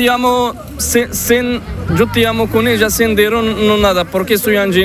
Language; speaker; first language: Spanish; non-native, learner; Arabic